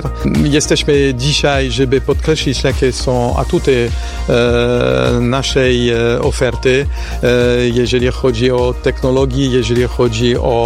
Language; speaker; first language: Polish; non-native, fluent; French